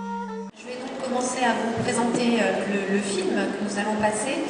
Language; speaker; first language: French; native; French